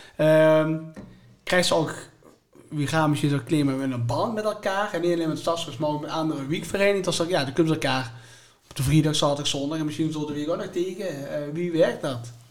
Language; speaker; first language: Dutch; native; Dutch